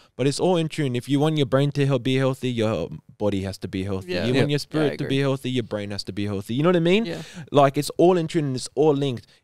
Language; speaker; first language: English; native; English